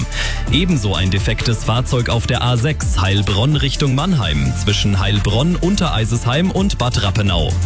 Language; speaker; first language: German; native; German